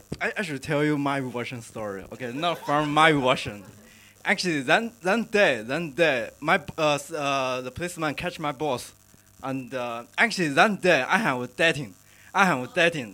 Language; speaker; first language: English; non-native, learner; Chinese